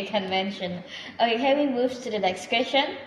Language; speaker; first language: English; non-native, fluent; Indonesian